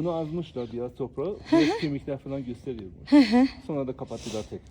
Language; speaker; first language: Turkish; non-native, learner; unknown